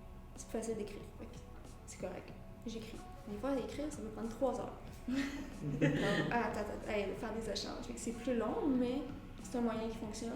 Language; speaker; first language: French; native; French